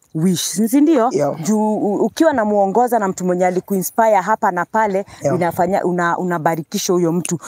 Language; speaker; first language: Swahili; non-native, local second language; Kikuyu